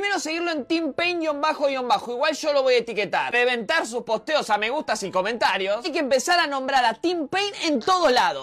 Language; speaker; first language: Spanish; native; Spanish